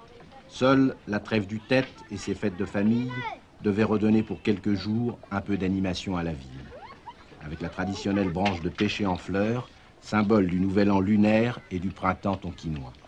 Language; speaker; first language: French; native; French